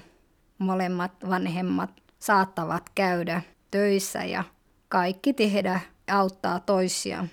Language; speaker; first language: Finnish; early bilingual, other home language; Somali